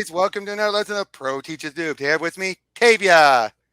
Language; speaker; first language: English; native; English